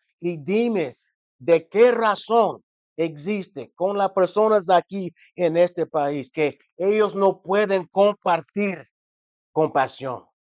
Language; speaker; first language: Spanish; non-native, fluent; English